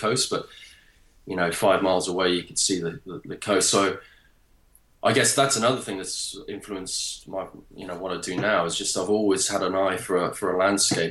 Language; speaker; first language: English; native; English